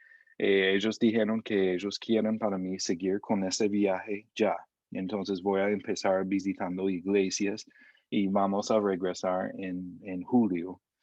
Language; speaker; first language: Spanish; non-native, fluent; English